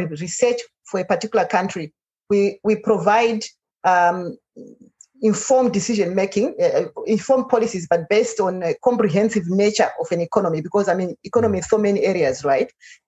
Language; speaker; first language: English; non-native, local second language; Shona